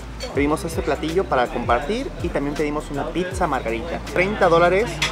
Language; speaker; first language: Spanish; native; Spanish